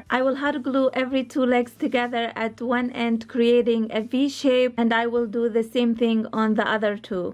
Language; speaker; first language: English; non-native, fluent; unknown